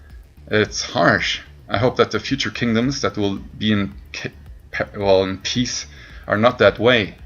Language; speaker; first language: English; non-native, fluent; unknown